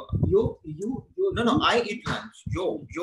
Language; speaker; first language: English; non-native, local second language; Hindi